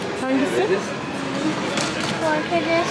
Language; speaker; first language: German; early bilingual, other home language; Turkish